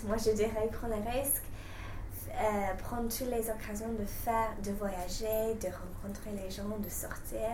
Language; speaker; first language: French; non-native, fluent; English